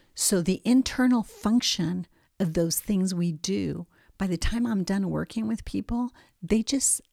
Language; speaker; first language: English; early bilingual, other home language; Spanish